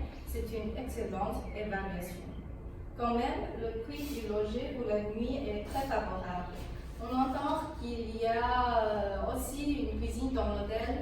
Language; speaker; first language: French; non-native, fluent; Chinese